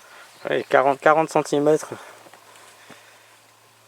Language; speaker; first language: French; native; French